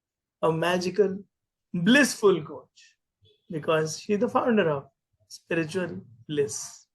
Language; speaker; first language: English; non-native, local second language; Hindi